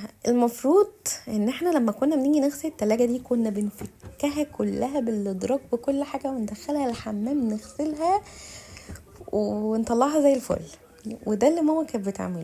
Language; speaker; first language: Arabic; native; Arabic